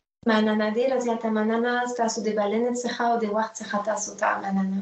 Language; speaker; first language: Pashto; non-native, fluent; French